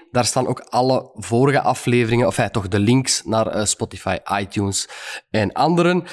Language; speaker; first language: Dutch; native; Dutch